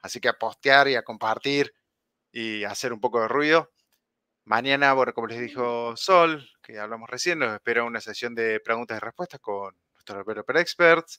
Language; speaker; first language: Spanish; native; Spanish